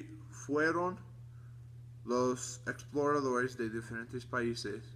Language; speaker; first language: Spanish; non-native, learner; English